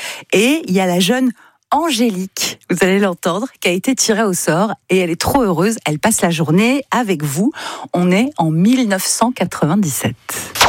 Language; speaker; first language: French; native; French